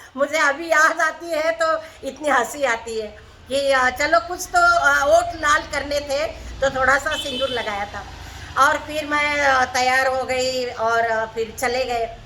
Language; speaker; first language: Hindi; non-native, local second language; Marathi